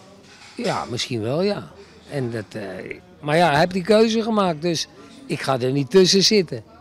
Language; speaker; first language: Dutch; native; Dutch